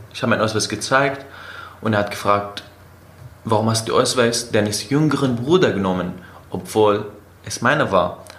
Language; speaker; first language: German; non-native, fluent; Kurdish